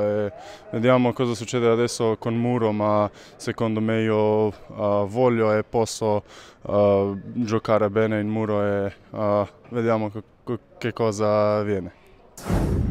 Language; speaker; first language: Italian; non-native, learner; Slovenian